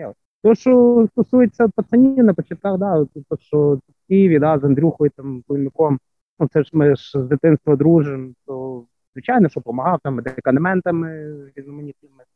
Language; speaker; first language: Ukrainian; native; Ukrainian